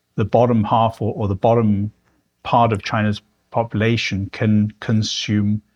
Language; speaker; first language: English; native; English